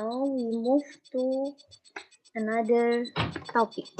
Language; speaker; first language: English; non-native, learner; Indonesian